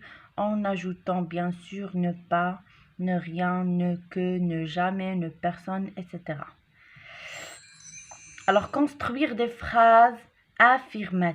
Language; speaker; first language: French; non-native, local second language; Arabic